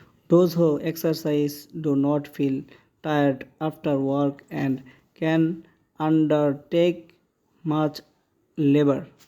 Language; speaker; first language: English; non-native, local second language; Bangla